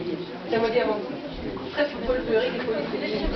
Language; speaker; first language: French; non-native, fluent; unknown